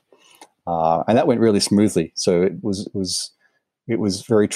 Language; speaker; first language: English; native; English